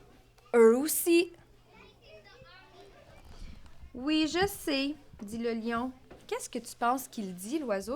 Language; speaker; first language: French; native; French